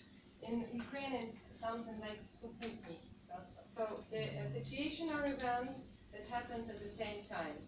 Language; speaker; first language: English; non-native, fluent; Russian